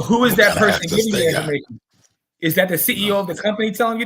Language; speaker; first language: English; native; English